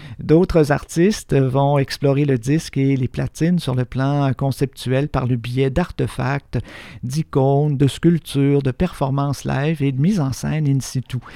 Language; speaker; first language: French; native; French